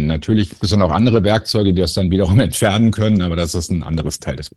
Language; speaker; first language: German; native; German